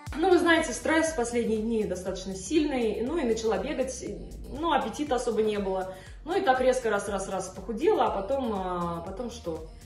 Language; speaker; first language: Russian; native; Russian